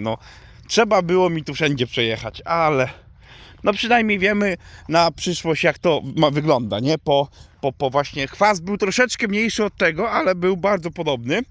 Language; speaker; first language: Polish; native; Polish